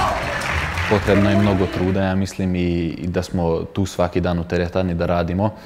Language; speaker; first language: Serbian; non-native, local second language; Hungarian